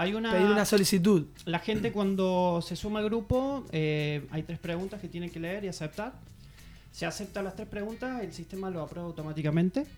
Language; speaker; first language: Spanish; native; Spanish